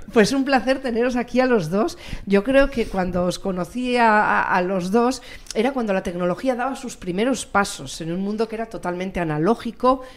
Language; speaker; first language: Spanish; native; Spanish